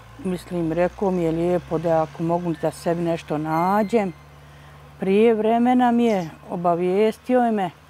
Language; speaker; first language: Bosnian; native; Bosnian